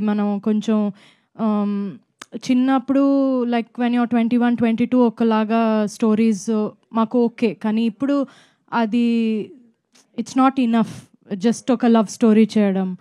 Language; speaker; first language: Telugu; non-native, fluent; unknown